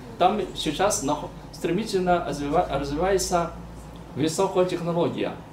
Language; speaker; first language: Russian; non-native, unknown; Chinese